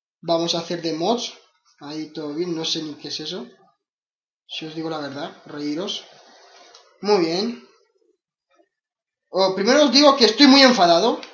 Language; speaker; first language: Spanish; native; Spanish